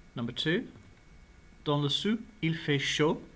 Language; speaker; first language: French; non-native, fluent; English